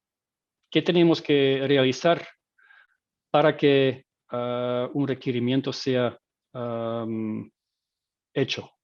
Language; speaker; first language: Spanish; non-native, fluent; Dutch